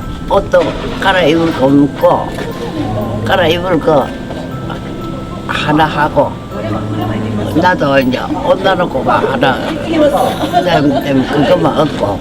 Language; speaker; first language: Korean; early bilingual, heritage; Korean